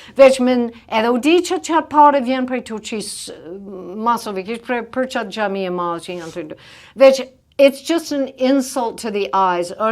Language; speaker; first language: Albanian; non-native, fluent; English